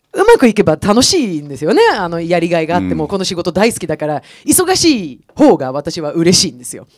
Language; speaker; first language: Japanese; non-native, fluent; Swedish